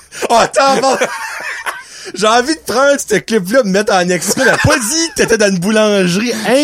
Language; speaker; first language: French; native; French